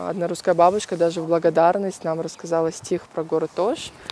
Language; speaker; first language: Russian; non-native, local second language; Kyrgyz